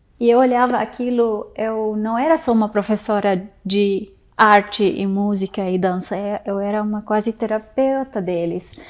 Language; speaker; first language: Portuguese; non-native, fluent; Arabic